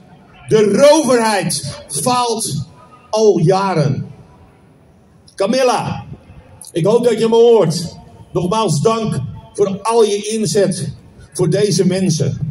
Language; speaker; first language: Dutch; native; Dutch